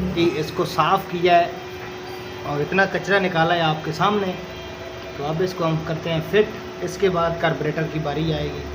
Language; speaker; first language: Urdu; non-native, local second language; Punjabi